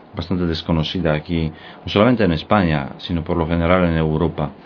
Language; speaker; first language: Spanish; non-native, fluent; Polish